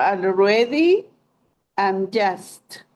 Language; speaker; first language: English; non-native, learner; Spanish